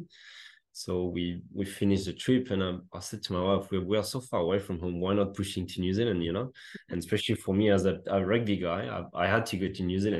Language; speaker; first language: English; non-native, fluent; French